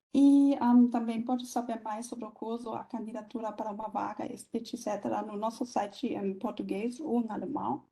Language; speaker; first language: Portuguese; non-native, fluent; German